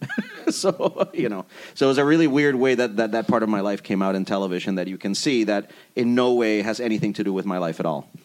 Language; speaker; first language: English; early bilingual, other home language; Spanish